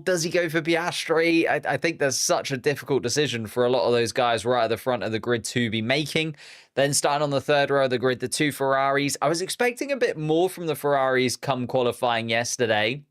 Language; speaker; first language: English; native; English